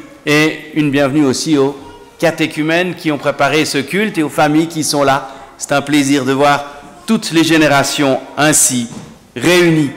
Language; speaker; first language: French; native; French